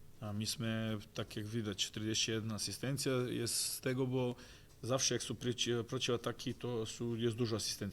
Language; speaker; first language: Polish; non-native, fluent; Croatian